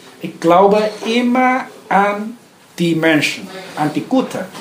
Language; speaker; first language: German; non-native, learner; Vietnamese